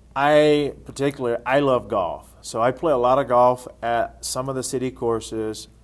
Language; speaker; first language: English; native; English